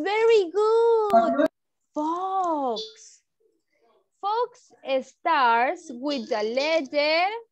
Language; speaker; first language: English; non-native, learner; Spanish